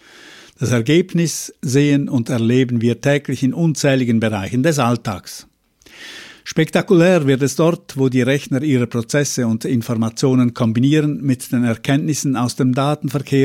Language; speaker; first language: German; native; German